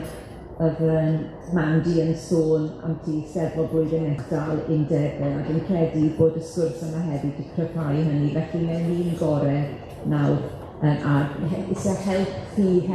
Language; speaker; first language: Welsh; native; Welsh